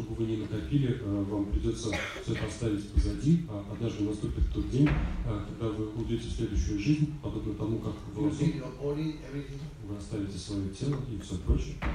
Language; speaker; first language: Russian; native; Russian